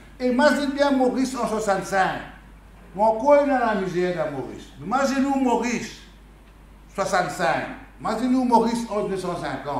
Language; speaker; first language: French; non-native, local second language; Morisyen